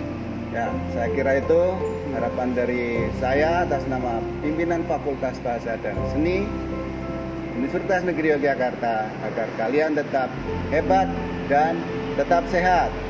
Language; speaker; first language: Indonesian; non-native, local second language; Javanese